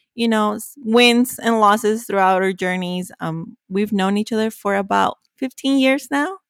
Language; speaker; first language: English; early bilingual, other home language; Spanish